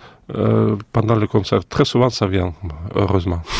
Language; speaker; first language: French; non-native, fluent; Russian